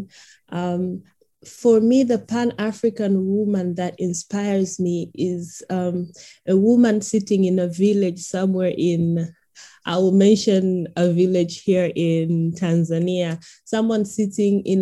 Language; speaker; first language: English; non-native, local second language; Swahili